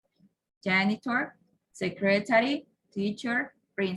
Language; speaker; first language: English; non-native, fluent; Spanish